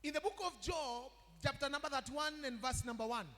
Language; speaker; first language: English; non-native, local second language; Swahili